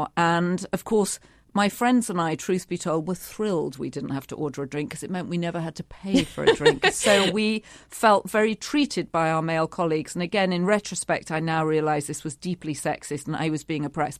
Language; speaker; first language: English; native; English